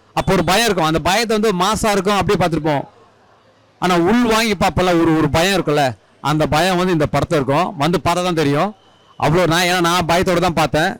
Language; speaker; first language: Tamil; native; Tamil